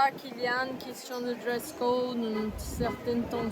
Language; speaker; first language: French; non-native, fluent; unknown